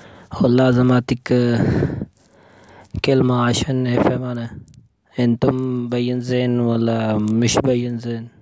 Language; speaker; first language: Arabic; non-native, learner; Urdu